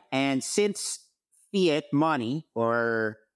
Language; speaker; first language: English; native; English